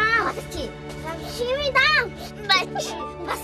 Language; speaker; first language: Korean; non-native, learner; Mongolian